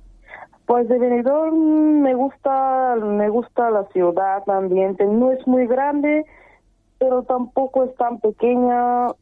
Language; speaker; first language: Spanish; non-native, fluent; Bulgarian